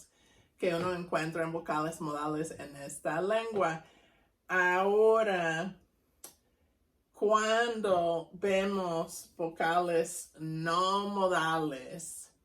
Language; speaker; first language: Spanish; non-native, fluent; English